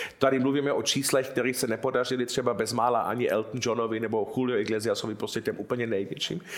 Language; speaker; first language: Czech; early bilingual, heritage; Czech